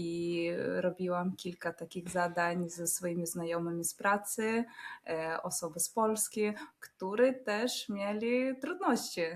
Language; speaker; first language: Polish; non-native, fluent; Russian